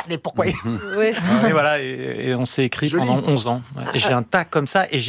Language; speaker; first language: French; native; French